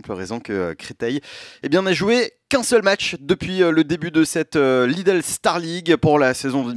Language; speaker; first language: French; native; French